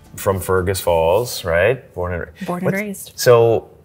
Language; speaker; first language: English; native; English